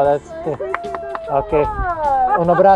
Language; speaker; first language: Spanish; non-native, learner; English